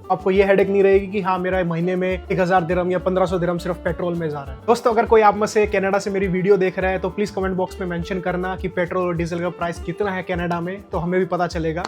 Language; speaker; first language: Hindi; native; Hindi